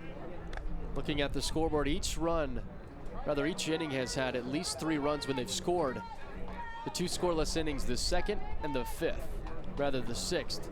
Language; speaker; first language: English; native; English